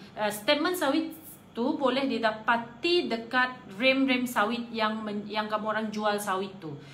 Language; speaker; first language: Malay; non-native, local second language; Iban